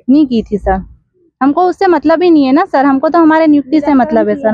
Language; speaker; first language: Hindi; native; Hindi